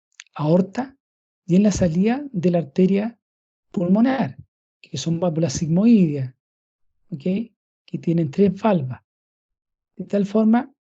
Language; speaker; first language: Spanish; native; Spanish